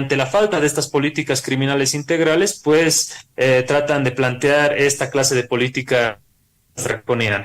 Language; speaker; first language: Spanish; native; Spanish